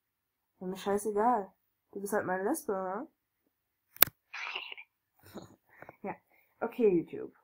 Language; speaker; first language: German; native; German